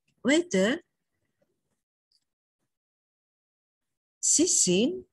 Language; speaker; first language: German; non-native, learner; Indonesian